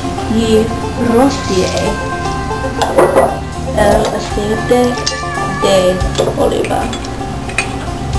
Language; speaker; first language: Spanish; non-native, learner; English